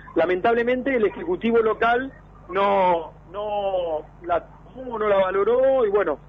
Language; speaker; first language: Spanish; native; Spanish